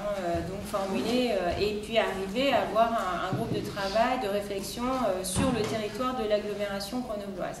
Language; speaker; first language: French; native; French